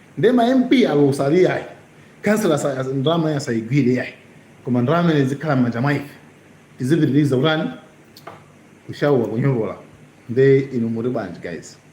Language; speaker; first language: Nyanja; native; Nyanja